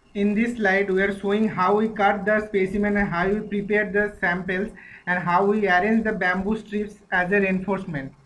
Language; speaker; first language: English; non-native, local second language; Bangla